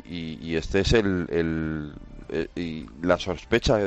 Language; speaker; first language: Spanish; native; Spanish